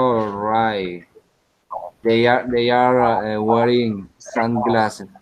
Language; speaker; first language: English; non-native, learner; Spanish